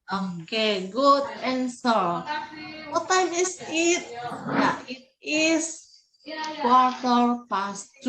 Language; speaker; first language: English; non-native, fluent; Indonesian